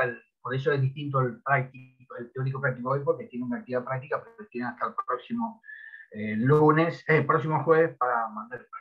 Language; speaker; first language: Spanish; native; Spanish